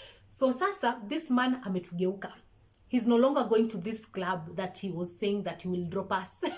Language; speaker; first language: English; non-native, local second language; Swahili